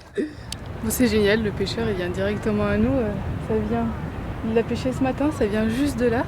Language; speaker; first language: French; native; French